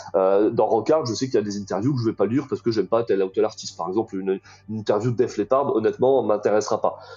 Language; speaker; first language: French; native; French